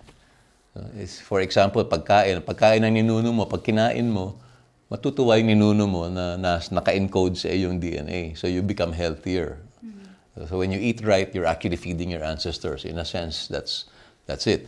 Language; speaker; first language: English; non-native, local second language; Filipino